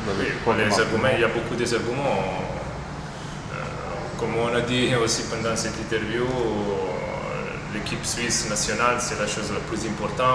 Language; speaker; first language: French; non-native, fluent; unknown